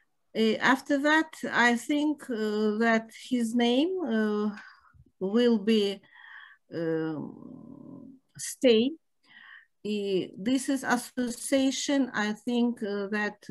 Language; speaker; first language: English; non-native, learner; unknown